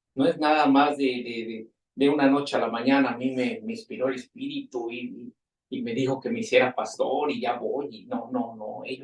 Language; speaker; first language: Spanish; native; Spanish